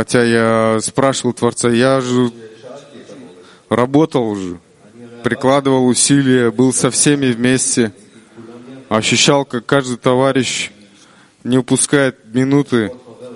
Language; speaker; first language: Russian; non-native, local second language; Kyrgyz